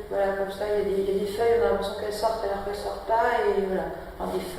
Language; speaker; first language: French; native; French